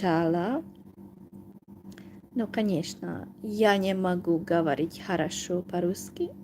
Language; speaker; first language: Russian; non-native, learner; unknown